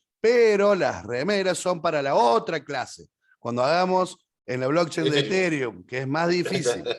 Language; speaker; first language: Spanish; native; Spanish